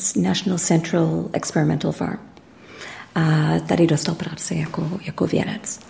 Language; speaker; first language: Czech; early bilingual, heritage; English